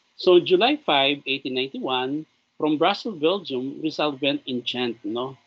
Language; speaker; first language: English; non-native, local second language; Filipino